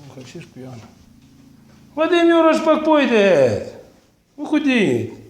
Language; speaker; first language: Ukrainian; native; Ukrainian